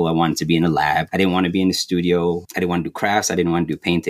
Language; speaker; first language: English; native; English